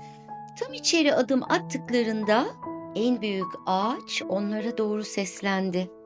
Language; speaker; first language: Turkish; native; Turkish